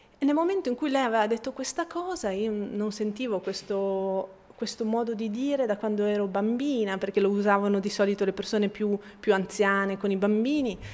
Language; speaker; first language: Italian; non-native, fluent; Bosnian